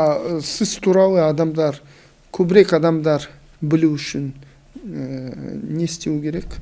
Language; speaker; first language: Kazakh; non-native, local second language; Russian